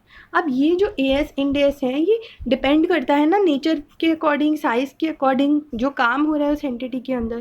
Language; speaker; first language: Hindi; native; Hindi